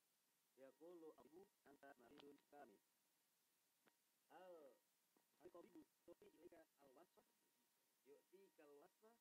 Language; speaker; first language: Arabic; non-native, learner; Indonesian